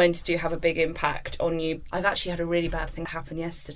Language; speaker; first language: English; native; English